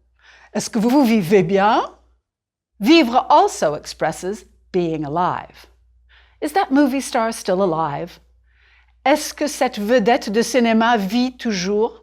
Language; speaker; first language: French; native; French